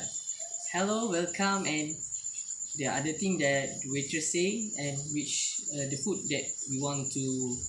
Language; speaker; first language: English; non-native, learner; Malay